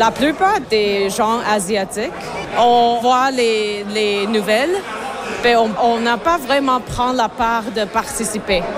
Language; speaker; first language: French; non-native, fluent; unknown